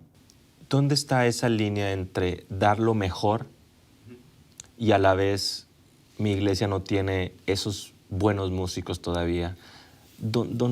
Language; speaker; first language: Spanish; native; Spanish